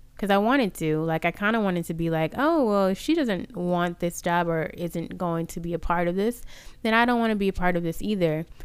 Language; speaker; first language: English; native; English